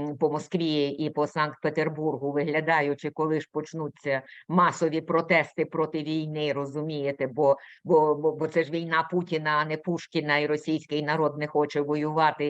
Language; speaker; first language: Ukrainian; native; Ukrainian